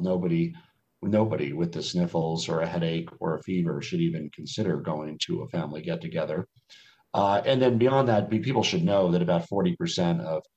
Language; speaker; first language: English; native; English